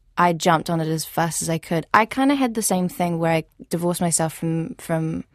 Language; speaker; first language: English; early bilingual, other home language; Arabic